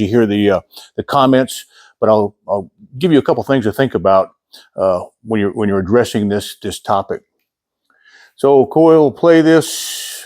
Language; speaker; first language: English; native; English